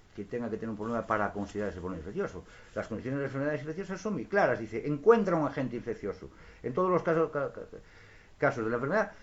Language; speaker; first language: Spanish; non-native, local second language; Galician